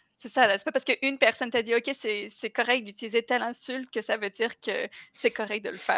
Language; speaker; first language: French; native; French